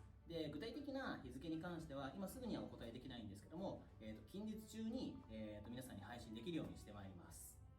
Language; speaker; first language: Japanese; native; Japanese